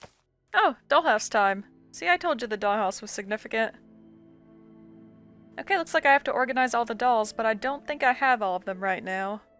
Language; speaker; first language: English; native; English